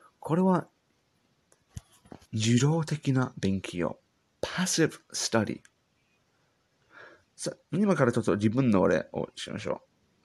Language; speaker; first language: Japanese; non-native, learner; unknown